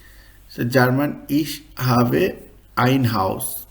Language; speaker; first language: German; non-native, fluent; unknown